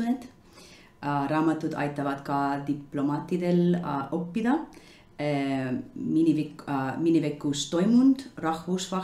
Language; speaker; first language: Estonian; non-native, learner; English